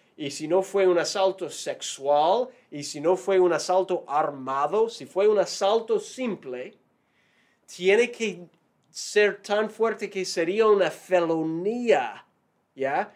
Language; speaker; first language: Spanish; non-native, fluent; English